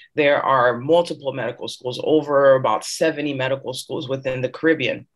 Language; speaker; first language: English; early bilingual, other home language; French